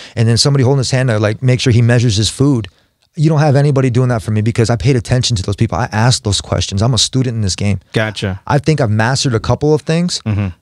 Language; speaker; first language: English; native; English